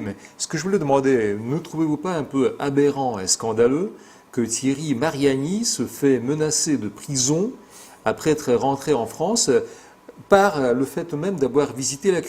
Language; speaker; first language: French; non-native, fluent; Russian